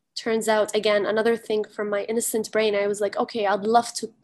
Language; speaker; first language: English; early bilingual, heritage; Arabic